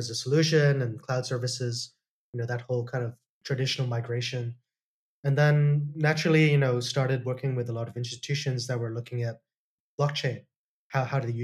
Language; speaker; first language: English; non-native, local second language; Cantonese